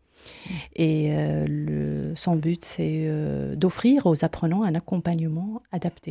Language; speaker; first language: French; native; French